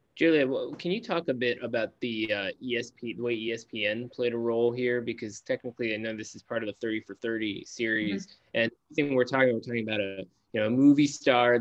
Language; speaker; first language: English; native; English